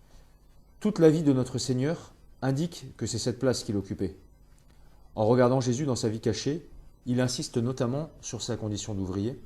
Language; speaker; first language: French; native; French